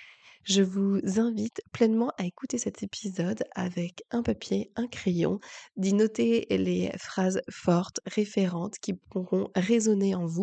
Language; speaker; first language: French; native; French